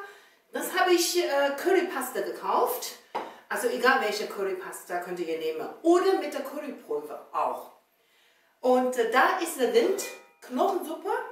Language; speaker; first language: German; non-native, learner; Chinese